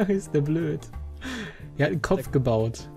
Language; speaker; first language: German; native; German